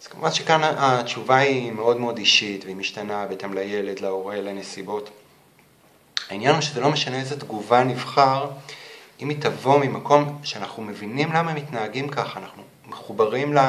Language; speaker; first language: Hebrew; native; Hebrew